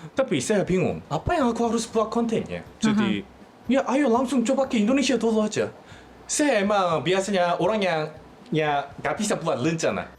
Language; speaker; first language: Indonesian; non-native, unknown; Korean